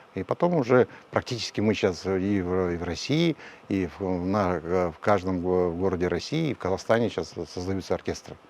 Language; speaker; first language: Russian; non-native, local second language; Kazakh